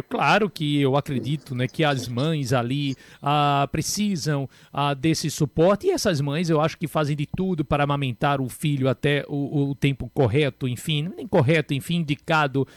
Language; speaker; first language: Portuguese; native; Portuguese